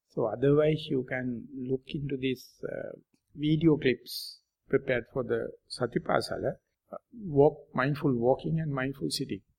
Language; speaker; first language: English; non-native, local second language; Sinhala